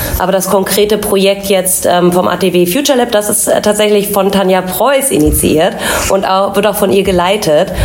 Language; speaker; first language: German; native; German